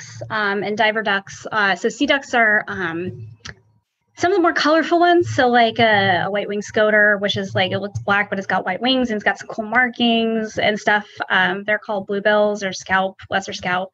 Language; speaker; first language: English; native; English